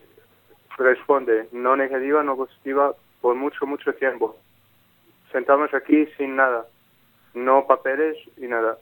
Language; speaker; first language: Spanish; non-native, learner; Arabic